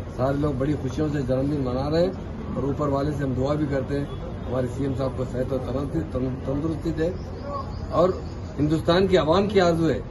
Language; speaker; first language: Hindi; non-native, local second language; Urdu